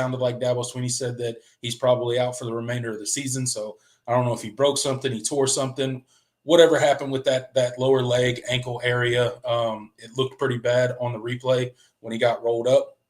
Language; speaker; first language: English; native; English